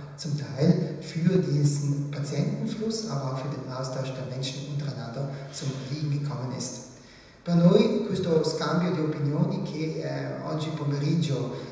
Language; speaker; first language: German; native; German